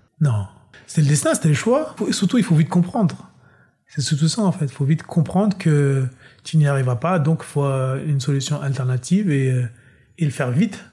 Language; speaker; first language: French; early bilingual, other home language; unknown